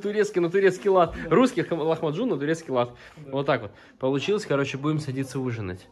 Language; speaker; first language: Russian; native; Russian